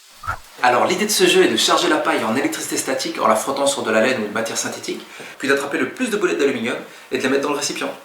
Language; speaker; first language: French; native; French